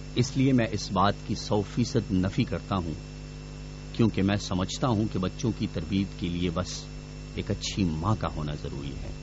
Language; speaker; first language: Urdu; non-native, local second language; Pashto